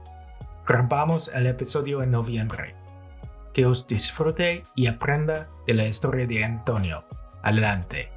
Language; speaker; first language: Spanish; non-native, fluent; English